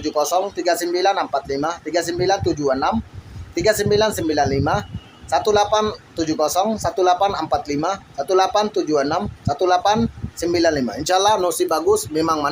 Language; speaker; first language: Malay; non-native, fluent; Bangla